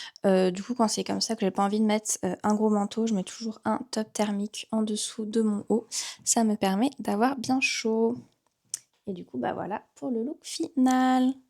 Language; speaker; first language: French; native; French